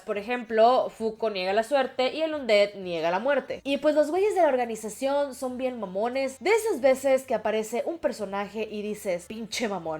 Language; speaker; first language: Spanish; native; Spanish